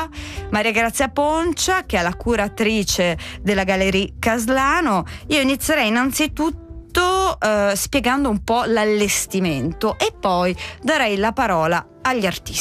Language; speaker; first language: Italian; native; Italian